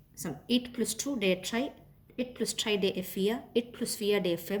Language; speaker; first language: Danish; non-native, fluent; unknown